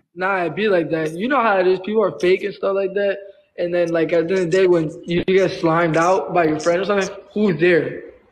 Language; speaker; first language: English; early bilingual, other home language; Spanish